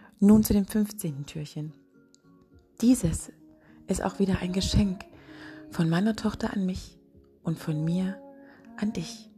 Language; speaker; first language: German; native; German